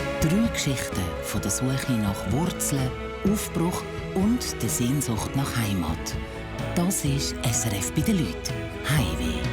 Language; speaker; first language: German; native; German